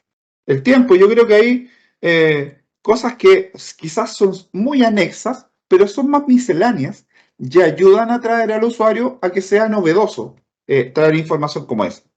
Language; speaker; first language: Spanish; native; Spanish